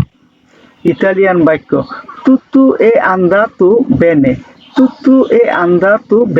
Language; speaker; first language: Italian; non-native, learner; Bangla